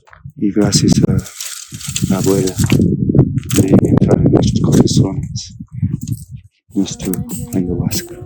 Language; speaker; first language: Spanish; non-native, learner; Portuguese